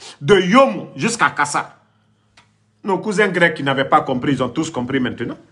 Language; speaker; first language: French; non-native, local second language; Mandingo